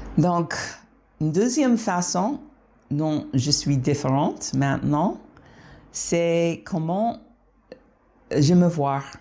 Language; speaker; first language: French; non-native, fluent; English